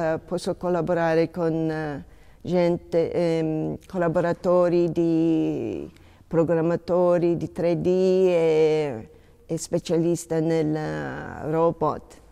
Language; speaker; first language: Italian; non-native, fluent; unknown